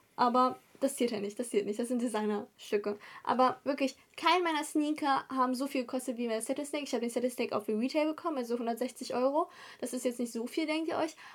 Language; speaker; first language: German; early bilingual, other home language; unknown